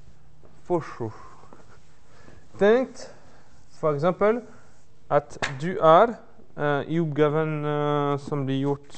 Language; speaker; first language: Norwegian; non-native, learner; French